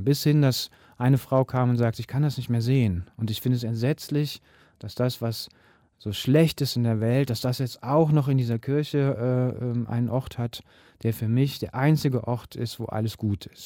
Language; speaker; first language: German; native; German